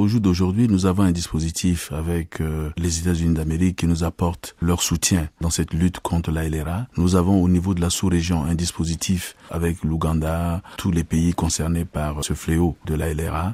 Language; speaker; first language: French; non-native, local second language; Sango